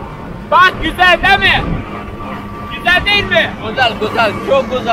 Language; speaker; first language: Turkish; non-native, learner; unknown